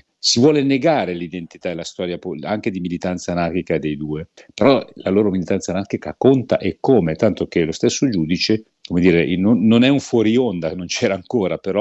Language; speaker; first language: Italian; native; Italian